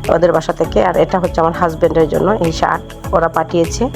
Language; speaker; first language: Bangla; non-native, local second language; Sylheti